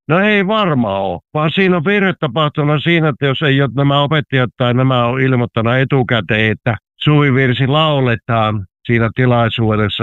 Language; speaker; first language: Finnish; native; Finnish